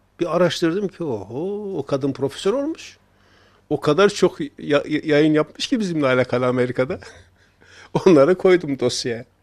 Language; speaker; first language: Turkish; native; Turkish